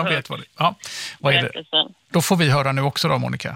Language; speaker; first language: Swedish; native; Swedish